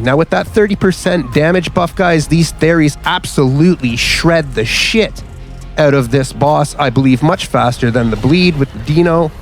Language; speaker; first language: English; native; English